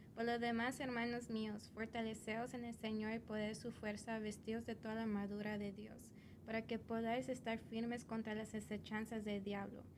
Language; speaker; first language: Spanish; early bilingual, heritage; Spanish